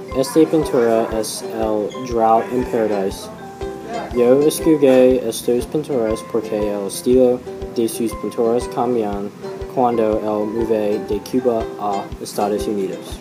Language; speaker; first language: Spanish; non-native, learner; English